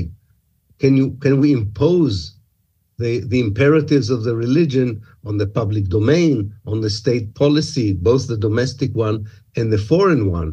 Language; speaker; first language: English; non-native, fluent; Hebrew